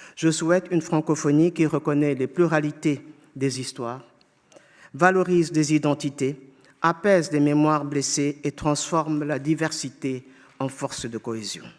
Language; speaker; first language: French; non-native, fluent; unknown